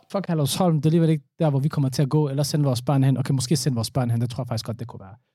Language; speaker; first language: Danish; early bilingual, other home language; Somali